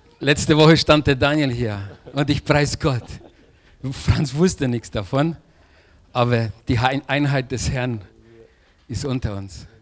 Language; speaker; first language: German; non-native, fluent; Polish